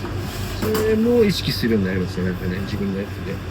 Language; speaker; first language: Japanese; native; Japanese